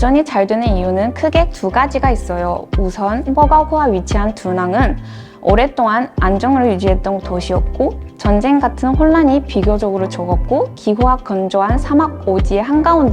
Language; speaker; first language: Korean; non-native, fluent; Chinese